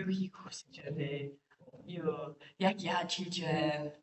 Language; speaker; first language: Mongolian; non-native, learner; English